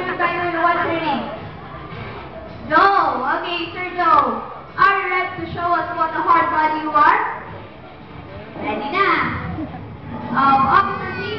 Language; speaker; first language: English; non-native, local second language; Filipino